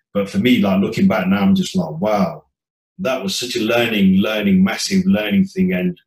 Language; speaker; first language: English; native; English